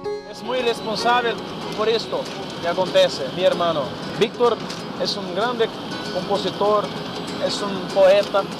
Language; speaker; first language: Spanish; non-native, learner; Portuguese